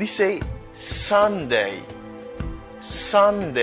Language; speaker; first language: French; non-native, local second language; Haitian Creole